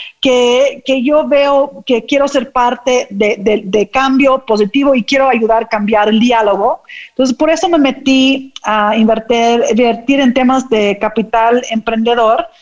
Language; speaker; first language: Spanish; non-native, fluent; English